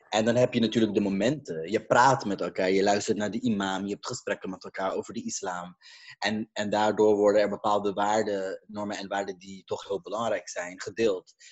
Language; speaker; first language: Dutch; early bilingual, other home language; Caribbean Hindustani